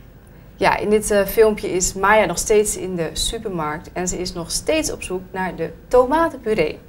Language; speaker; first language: Dutch; native; Dutch